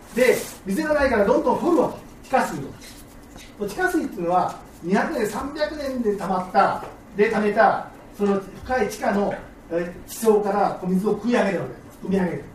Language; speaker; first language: Japanese; native; Japanese